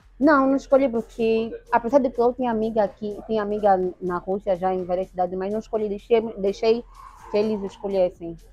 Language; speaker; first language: Portuguese; native; Portuguese